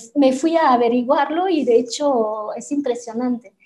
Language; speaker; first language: Spanish; non-native, fluent; Romanian